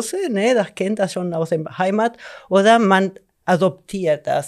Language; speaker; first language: German; non-native, fluent; Spanish